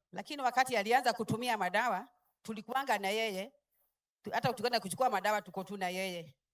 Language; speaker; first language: Swahili; non-native, local second language; Kikuyu